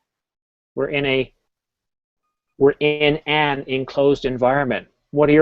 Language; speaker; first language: English; native; English